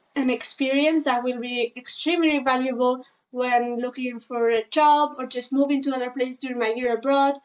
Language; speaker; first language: English; non-native, fluent; Spanish